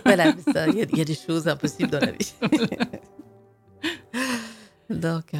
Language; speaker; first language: French; native; French